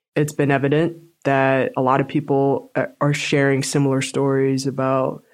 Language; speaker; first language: English; native; English